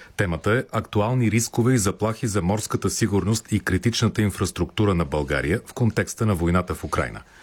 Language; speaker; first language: Bulgarian; native; Bulgarian